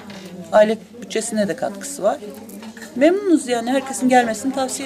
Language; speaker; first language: Turkish; native; Turkish